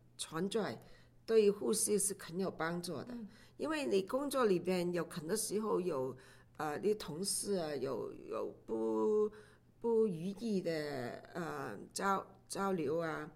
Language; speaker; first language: Chinese; non-native, local second language; Cantonese